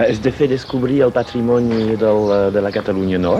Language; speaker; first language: Catalan; non-native, local second language; French